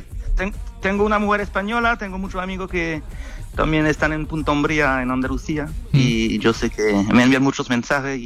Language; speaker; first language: Spanish; non-native, fluent; French